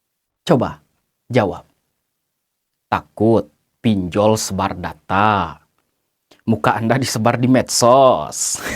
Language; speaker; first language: Indonesian; native; Indonesian